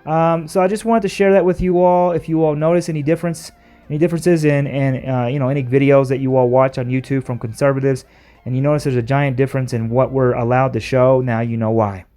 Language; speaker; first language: English; native; English